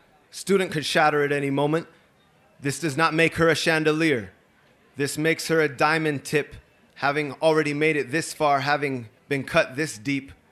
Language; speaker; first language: English; native; English